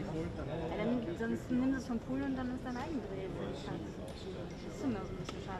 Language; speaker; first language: German; native; German